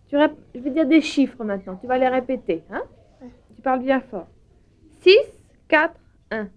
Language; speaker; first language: French; native; French